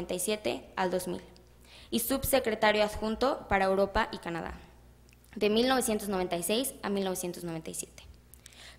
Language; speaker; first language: Spanish; native; Spanish